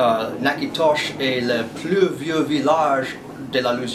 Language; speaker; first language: French; non-native, local second language; English